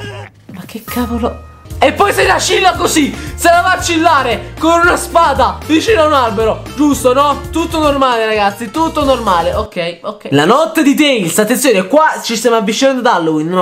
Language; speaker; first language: Italian; native; Italian